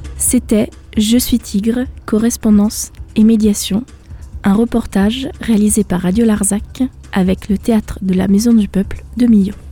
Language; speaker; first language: French; native; French